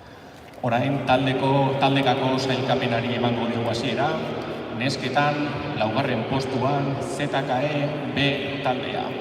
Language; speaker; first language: Basque; native; Basque